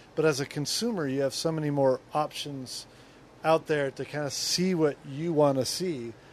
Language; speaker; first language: English; native; English